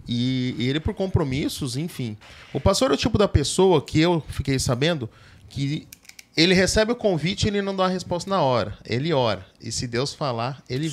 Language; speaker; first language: Portuguese; native; Portuguese